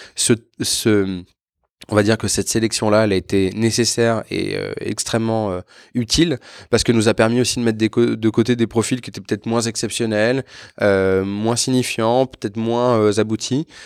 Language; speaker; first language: French; native; French